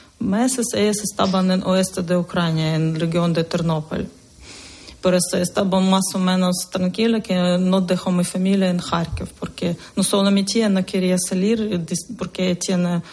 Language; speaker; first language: Spanish; non-native, learner; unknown